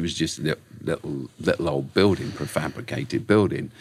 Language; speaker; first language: English; native; English